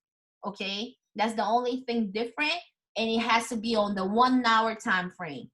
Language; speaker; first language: English; non-native, fluent; Portuguese